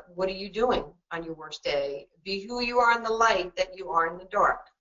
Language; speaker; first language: English; native; English